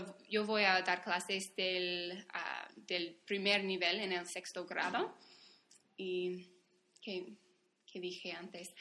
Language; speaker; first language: Spanish; non-native, fluent; English